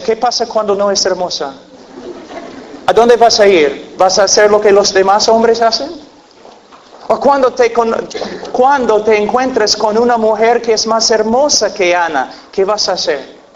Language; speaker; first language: Spanish; non-native, fluent; English